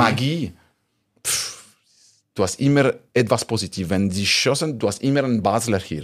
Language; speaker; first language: German; non-native, local second language; French